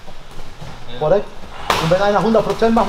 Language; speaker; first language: German; non-native, fluent; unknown